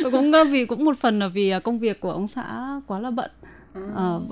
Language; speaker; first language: Vietnamese; native; Vietnamese